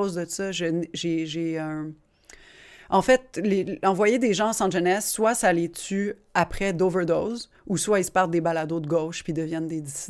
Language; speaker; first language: French; native; French